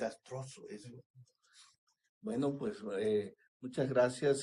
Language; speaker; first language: Spanish; native; Spanish